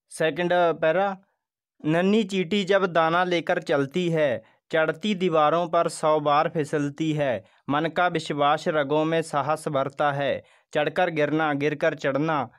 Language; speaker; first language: Hindi; non-native, local second language; Punjabi